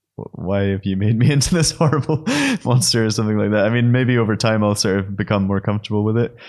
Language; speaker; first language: English; native; English